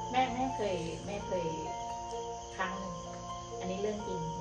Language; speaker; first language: Thai; native; Thai